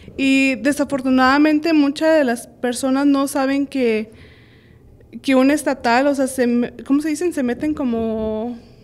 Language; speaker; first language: Spanish; early bilingual, heritage; Spanish